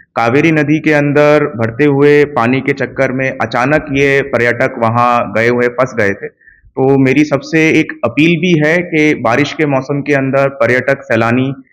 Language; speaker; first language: Hindi; non-native, local second language; Gujarati